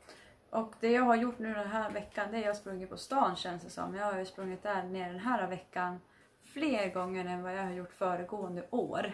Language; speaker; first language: Swedish; native; Swedish